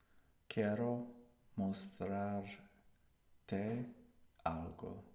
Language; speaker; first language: Spanish; non-native, learner; English